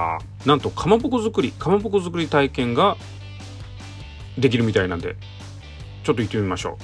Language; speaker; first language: Japanese; native; Japanese